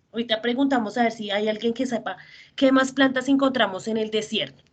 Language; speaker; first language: Spanish; native; Spanish